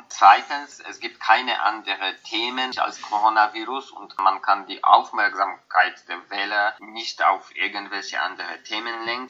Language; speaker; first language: German; non-native, fluent; Polish